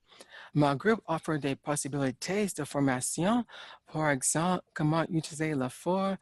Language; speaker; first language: French; non-native, learner; English